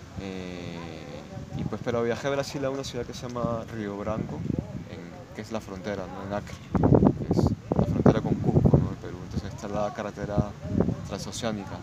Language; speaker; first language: Spanish; native; Spanish